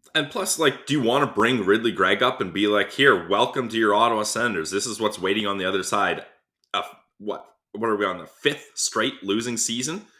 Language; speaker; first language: English; native; English